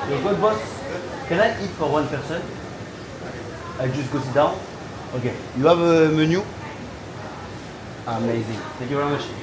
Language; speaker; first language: English; non-native, learner; French